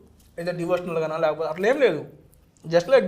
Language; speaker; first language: Telugu; native; Telugu